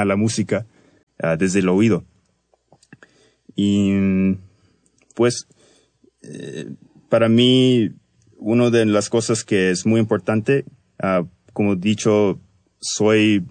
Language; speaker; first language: Spanish; early bilingual, heritage; Spanish